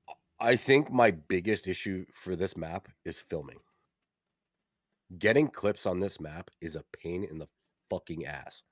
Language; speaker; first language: English; native; English